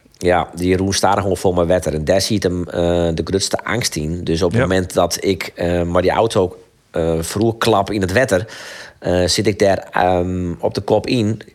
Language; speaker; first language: Dutch; non-native, local second language; Western Frisian